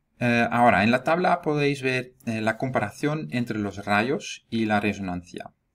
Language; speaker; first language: Spanish; non-native, fluent; Dutch